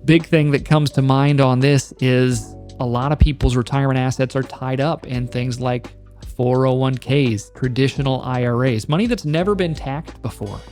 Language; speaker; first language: English; native; English